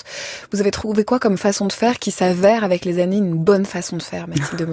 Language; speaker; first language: French; native; French